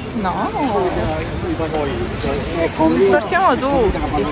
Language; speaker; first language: Italian; native; Italian